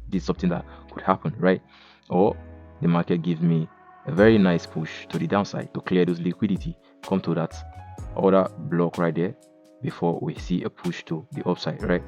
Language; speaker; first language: English; native; English